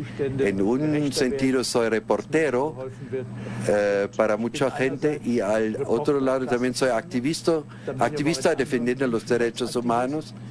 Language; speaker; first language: Spanish; non-native, fluent; German